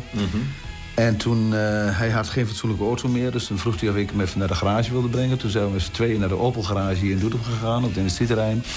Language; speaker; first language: Dutch; native; Dutch